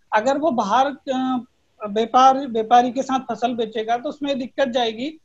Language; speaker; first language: Hindi; native; Hindi